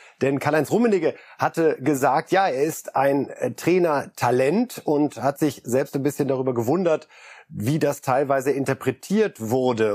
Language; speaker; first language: German; native; German